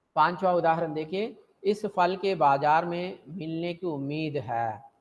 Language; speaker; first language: Hindi; non-native, local second language; Telugu